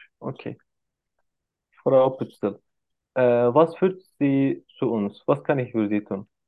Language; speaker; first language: German; non-native, learner; Turkish